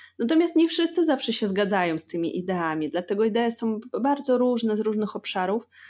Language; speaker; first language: Polish; non-native, fluent; Russian